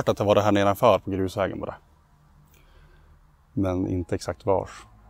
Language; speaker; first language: Swedish; native; Swedish